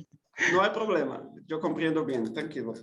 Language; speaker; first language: Spanish; non-native, fluent; Portuguese